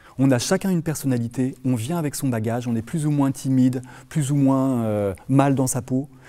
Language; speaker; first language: French; native; French